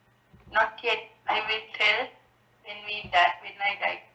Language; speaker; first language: English; non-native, learner; Sinhala